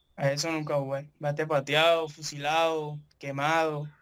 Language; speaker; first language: Spanish; native; Spanish